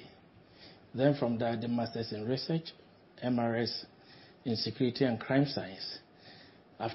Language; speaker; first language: English; non-native, local second language; Akan